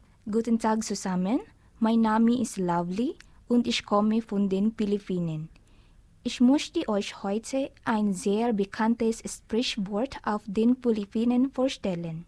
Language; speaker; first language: German; non-native, learner; Filipino